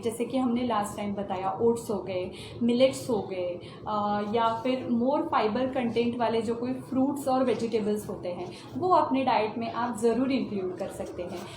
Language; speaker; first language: Hindi; non-native, local second language; Marathi